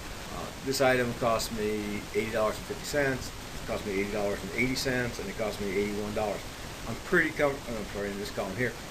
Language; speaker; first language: English; native; English